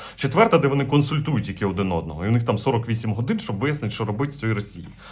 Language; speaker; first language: Ukrainian; native; Ukrainian